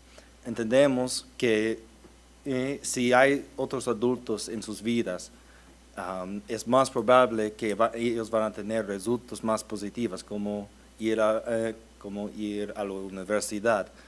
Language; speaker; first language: Spanish; early bilingual, heritage; Spanish